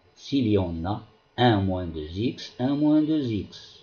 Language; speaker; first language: French; non-native, local second language; Arabic